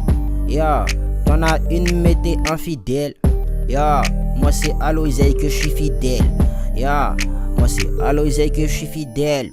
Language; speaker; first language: French; native; French